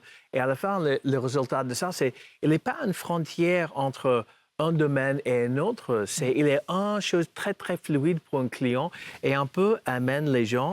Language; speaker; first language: French; non-native, fluent; English